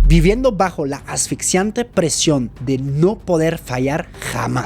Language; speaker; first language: Spanish; non-native, fluent; German